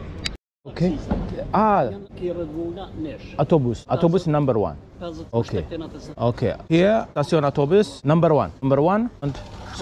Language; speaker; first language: English; non-native, learner; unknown